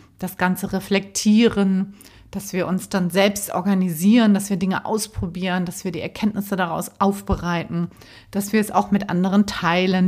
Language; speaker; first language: German; native; German